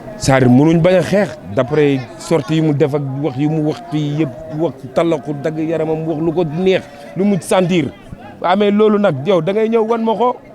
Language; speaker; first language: Wolof; non-native, local second language; Fula